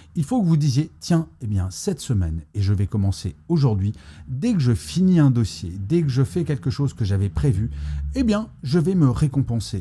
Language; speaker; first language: French; native; French